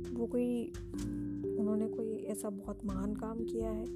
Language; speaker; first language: Hindi; native; Hindi